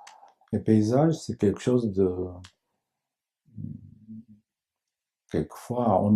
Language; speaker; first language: French; non-native, fluent; Japanese